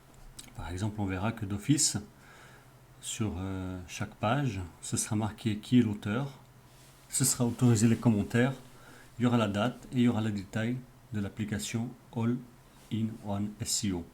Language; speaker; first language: French; native; French